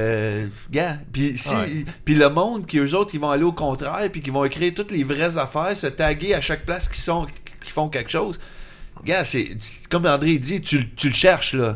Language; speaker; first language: French; native; French